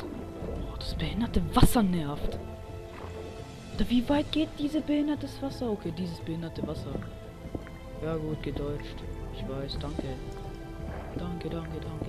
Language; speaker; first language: German; native; German